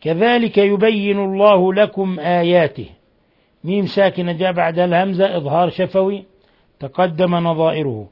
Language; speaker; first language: Arabic; native; Arabic